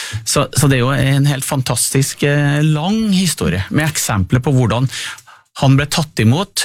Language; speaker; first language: Norwegian; native; Norwegian